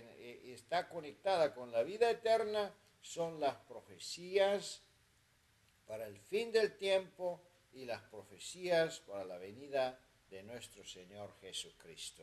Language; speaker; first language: Spanish; non-native, fluent; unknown